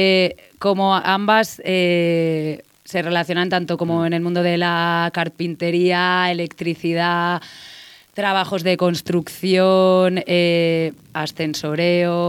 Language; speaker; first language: Spanish; native; Spanish